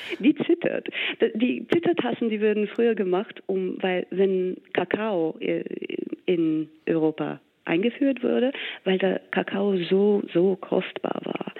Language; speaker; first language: German; non-native, fluent; English